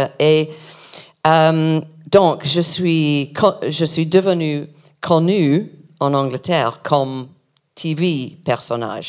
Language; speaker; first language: French; non-native, learner; English